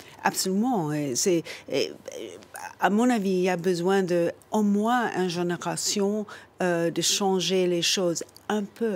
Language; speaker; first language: French; non-native, fluent; English